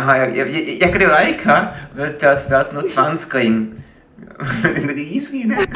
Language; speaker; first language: German; native; German